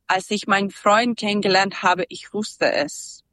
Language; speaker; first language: German; non-native, fluent; Serbian